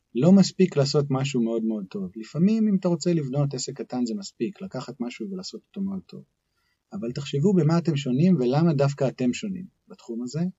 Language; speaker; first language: Hebrew; native; Hebrew